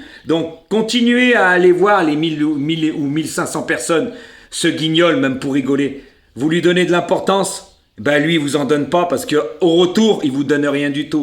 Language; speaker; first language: French; native; French